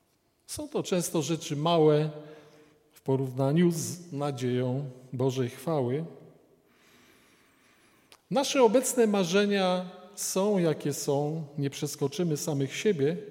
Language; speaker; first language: Polish; native; Polish